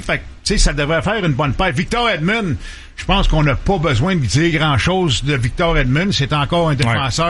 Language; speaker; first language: French; native; French